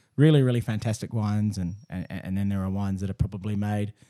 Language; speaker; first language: English; native; English